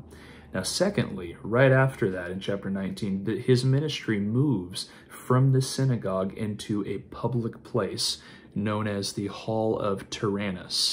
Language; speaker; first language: English; native; English